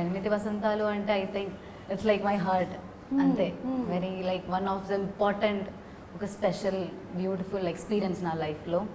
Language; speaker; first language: Telugu; non-native, learner; Malayalam